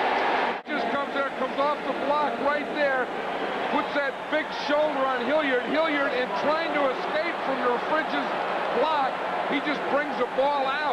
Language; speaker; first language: English; native; English